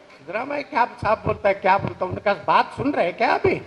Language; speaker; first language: Hindi; non-native, local second language; Kannada